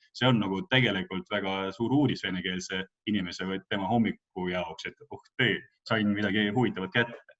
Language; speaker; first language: Estonian; non-native, local second language; Russian